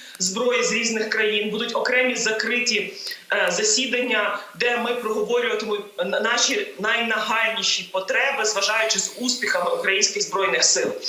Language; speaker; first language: Ukrainian; native; Ukrainian